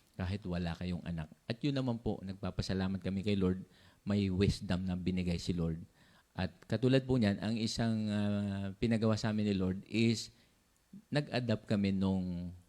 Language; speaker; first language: Filipino; native; Filipino